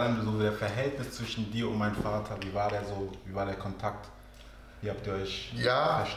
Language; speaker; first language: German; native; German